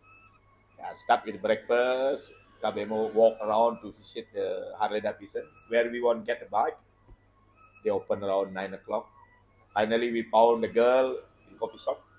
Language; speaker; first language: English; non-native, learner; Indonesian